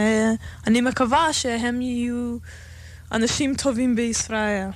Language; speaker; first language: Hebrew; non-native, fluent; English